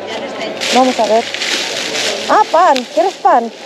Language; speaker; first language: Spanish; non-native, fluent; Filipino